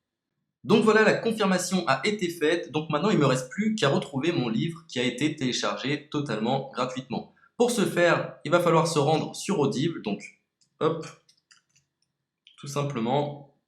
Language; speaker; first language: French; native; French